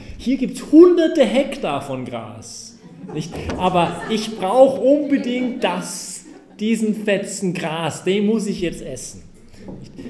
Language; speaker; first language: German; non-native, fluent; English